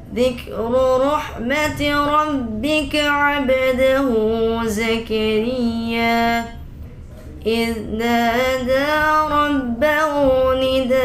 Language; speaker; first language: Arabic; non-native, learner; Indonesian